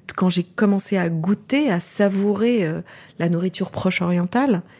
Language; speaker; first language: French; native; French